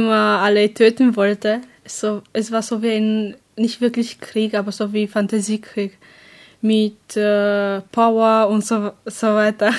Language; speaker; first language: German; non-native, learner; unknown